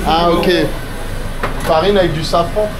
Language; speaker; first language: French; native; French